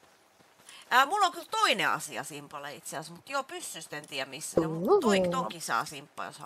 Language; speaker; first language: Finnish; native; Finnish